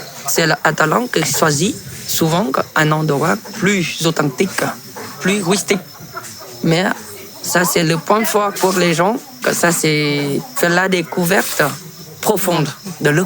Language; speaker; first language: French; non-native, fluent; Vietnamese